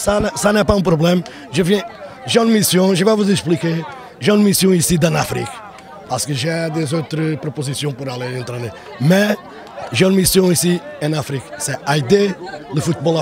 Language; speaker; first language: French; non-native, learner; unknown